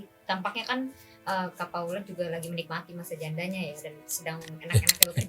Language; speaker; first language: Indonesian; native; Indonesian